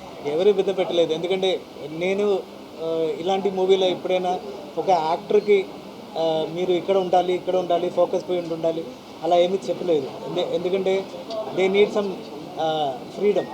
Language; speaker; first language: Telugu; non-native, fluent; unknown